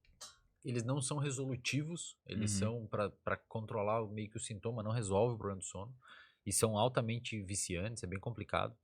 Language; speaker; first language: Portuguese; native; Portuguese